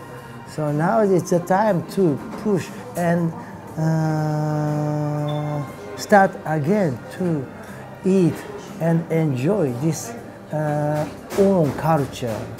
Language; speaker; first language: English; non-native, learner; Japanese